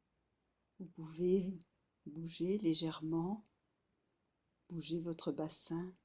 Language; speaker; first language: French; native; French